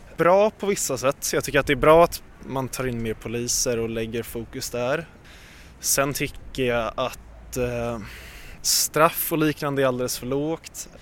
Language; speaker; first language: Swedish; native; Swedish